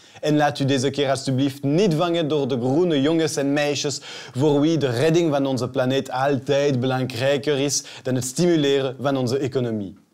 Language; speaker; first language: Dutch; non-native, local second language; French